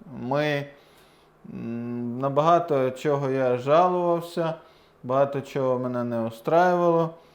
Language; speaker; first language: Ukrainian; non-native, local second language; Russian